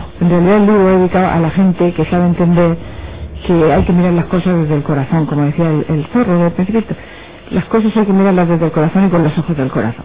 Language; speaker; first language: Spanish; native; Spanish